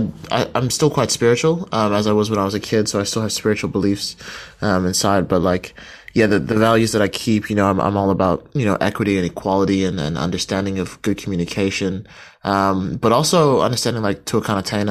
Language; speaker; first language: English; native; English